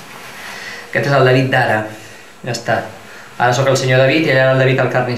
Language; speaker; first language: Catalan; non-native, local second language; Spanish